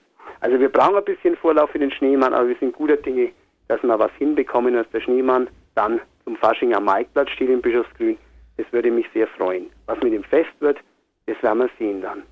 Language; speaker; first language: German; native; German